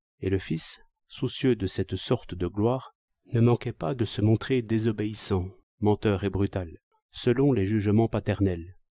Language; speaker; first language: French; native; French